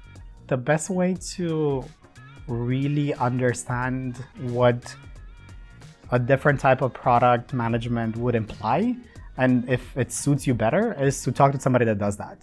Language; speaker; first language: English; non-native, fluent; Romanian